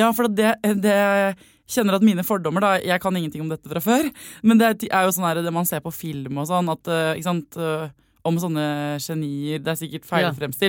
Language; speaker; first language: Norwegian; native; Norwegian